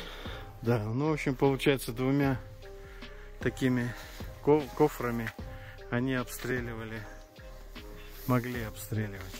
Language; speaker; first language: Russian; native; Russian